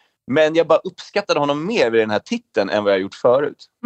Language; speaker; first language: Swedish; native; Swedish